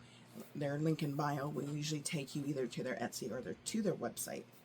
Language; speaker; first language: English; native; English